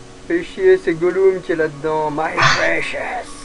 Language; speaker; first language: French; native; French